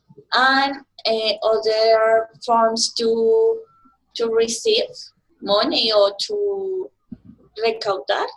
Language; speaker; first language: English; non-native, learner; Spanish